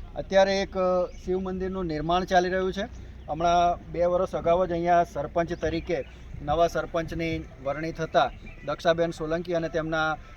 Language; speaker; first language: Gujarati; native; Gujarati